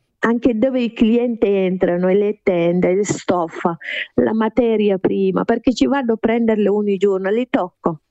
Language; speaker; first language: Italian; non-native, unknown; Wolof